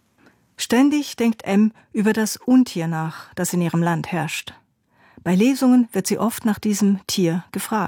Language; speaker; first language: German; native; German